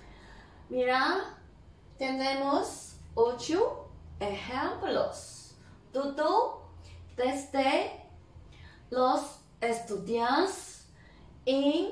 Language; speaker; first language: Spanish; non-native, learner; Chinese